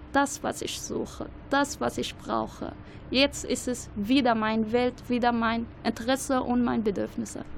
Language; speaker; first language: German; non-native, learner; Arabic